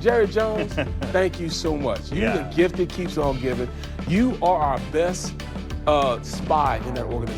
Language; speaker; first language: English; native; English